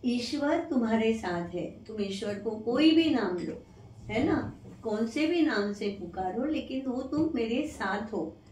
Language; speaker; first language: Hindi; non-native, local second language; Marathi